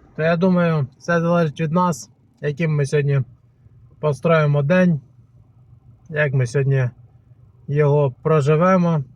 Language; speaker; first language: Ukrainian; non-native, local second language; Russian